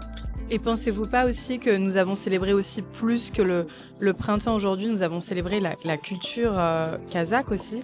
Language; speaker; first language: French; native; French